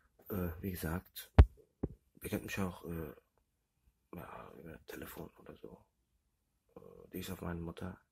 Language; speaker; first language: German; early bilingual, other home language; Turkish